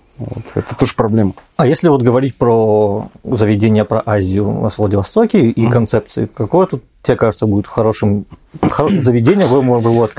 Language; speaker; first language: Russian; native; Russian